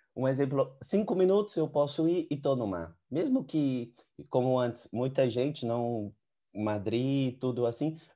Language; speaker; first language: Portuguese; native; Portuguese